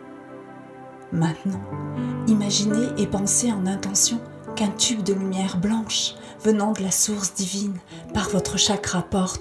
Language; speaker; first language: French; native; French